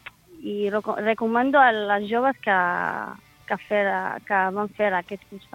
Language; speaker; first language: Catalan; non-native, learner; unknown